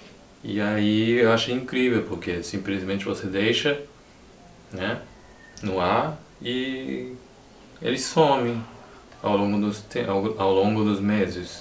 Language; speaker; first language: Portuguese; non-native, fluent; Japanese